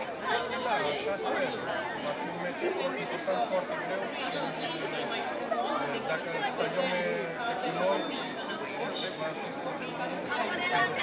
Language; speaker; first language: Romanian; non-native, learner; Portuguese